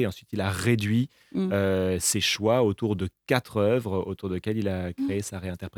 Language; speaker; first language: French; native; French